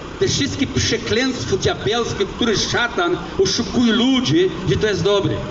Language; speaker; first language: Polish; early bilingual, heritage; Polish